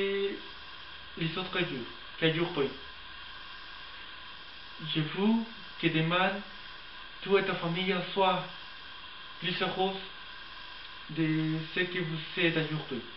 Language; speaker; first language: French; non-native, learner; Spanish